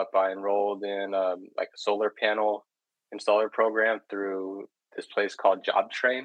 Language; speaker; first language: English; native; English